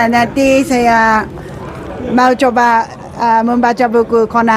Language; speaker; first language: Indonesian; non-native, learner; Japanese